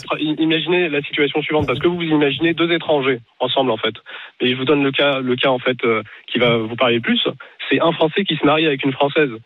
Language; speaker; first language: French; non-native, local second language; Arabic